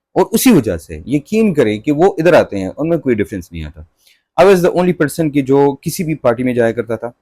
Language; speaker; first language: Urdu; native; Urdu